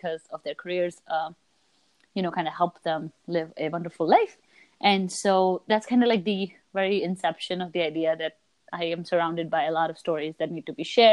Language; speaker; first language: English; non-native, local second language; Hindi